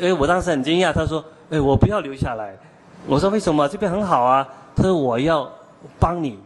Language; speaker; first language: Chinese; non-native, local second language; Cantonese